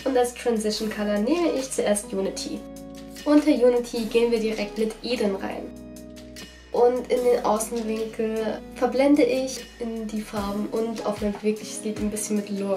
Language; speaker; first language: German; native; German